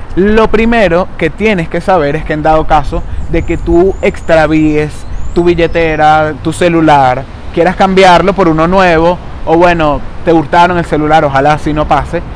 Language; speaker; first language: Spanish; native; Spanish